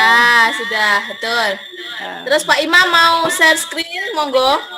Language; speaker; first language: Indonesian; native; Indonesian